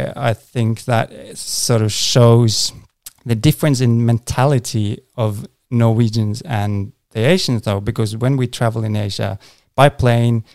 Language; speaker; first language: English; non-native, fluent; Norwegian